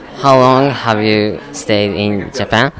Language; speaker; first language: English; non-native, learner; Japanese